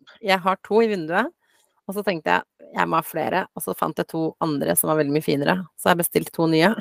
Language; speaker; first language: Norwegian; early bilingual, other home language; Bosnian